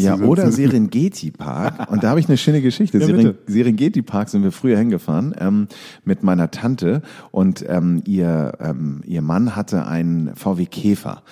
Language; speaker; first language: German; native; German